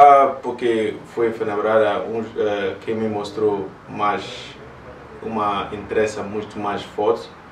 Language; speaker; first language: Portuguese; non-native, learner; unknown